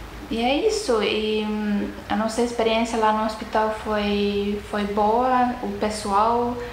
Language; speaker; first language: Portuguese; non-native, fluent; Estonian